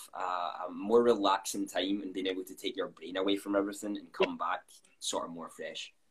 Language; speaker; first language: English; native; English